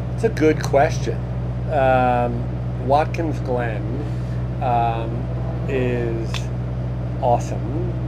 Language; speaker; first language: English; native; English